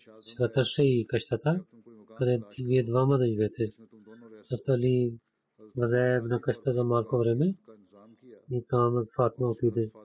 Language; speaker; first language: Bulgarian; non-native, learner; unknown